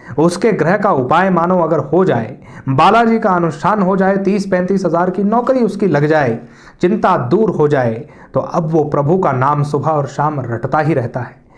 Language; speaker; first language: Hindi; native; Hindi